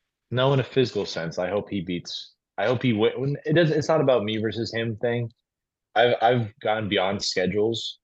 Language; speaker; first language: English; native; English